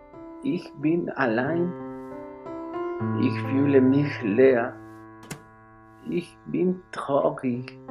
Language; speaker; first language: German; non-native, learner; Spanish